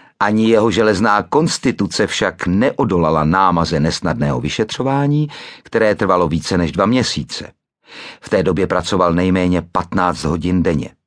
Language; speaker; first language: Czech; native; Czech